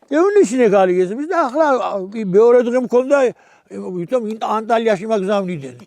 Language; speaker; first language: Georgian; native; Georgian